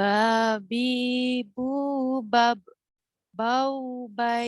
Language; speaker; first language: Arabic; non-native, learner; Malay